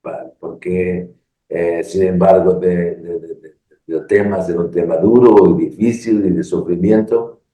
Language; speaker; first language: Spanish; non-native, learner; Portuguese